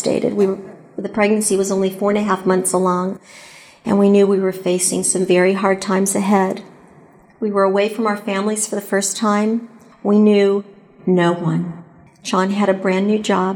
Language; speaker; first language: English; native; English